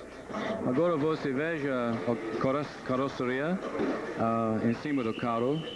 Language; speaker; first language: Portuguese; non-native, learner; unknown